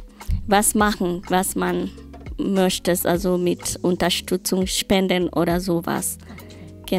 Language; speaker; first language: German; non-native, learner; Swahili